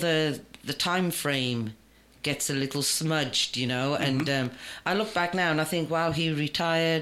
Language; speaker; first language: English; native; English